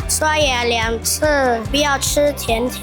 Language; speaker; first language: Chinese; non-native, learner; Khmer